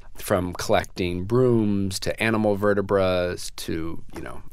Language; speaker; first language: English; native; English